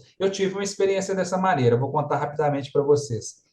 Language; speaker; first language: Portuguese; native; Portuguese